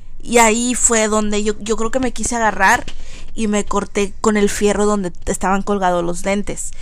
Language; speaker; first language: Spanish; early bilingual, heritage; Spanish